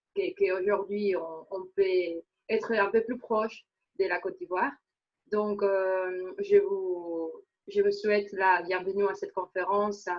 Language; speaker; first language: French; non-native, fluent; Spanish